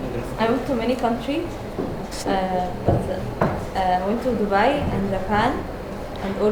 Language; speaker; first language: English; non-native, learner; Arabic